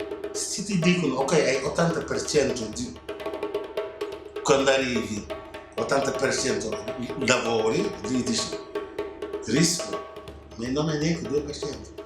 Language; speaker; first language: Italian; non-native, fluent; Wolof